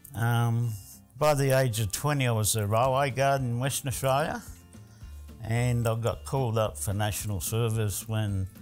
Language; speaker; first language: English; early bilingual, other home language; Italian